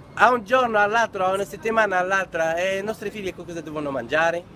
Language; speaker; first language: Italian; non-native, learner; Arabic